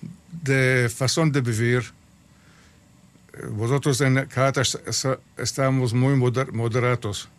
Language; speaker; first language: Spanish; early bilingual, heritage; Spanish